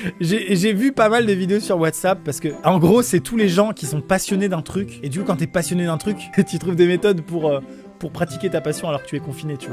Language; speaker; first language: French; native; French